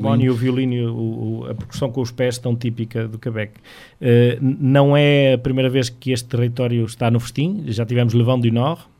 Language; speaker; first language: Portuguese; native; Portuguese